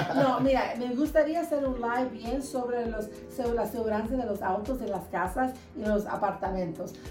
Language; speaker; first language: Spanish; early bilingual, heritage; Spanish